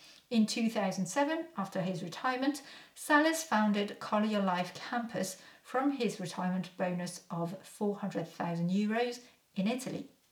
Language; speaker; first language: English; non-native, fluent; French